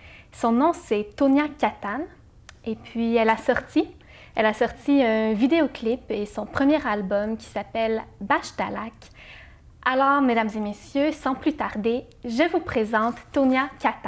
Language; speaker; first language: French; native; French